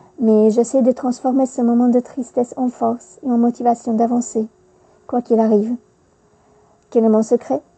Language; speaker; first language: French; non-native, fluent; Polish